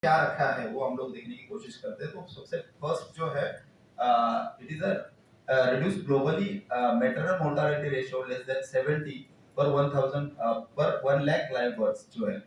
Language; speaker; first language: Hindi; non-native, local second language; Marathi